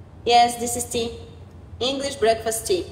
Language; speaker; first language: English; non-native, learner; Romanian